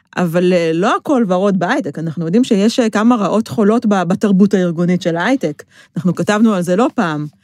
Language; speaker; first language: Hebrew; native; Hebrew